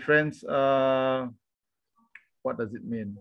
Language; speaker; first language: English; non-native, learner; Indonesian